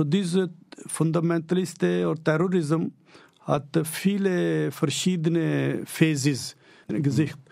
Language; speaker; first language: German; non-native, learner; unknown